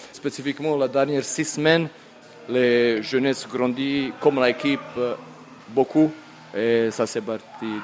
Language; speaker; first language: French; non-native, learner; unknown